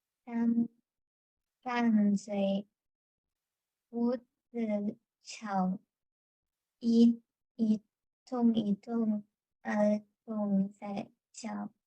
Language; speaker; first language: Chinese; non-native, learner; English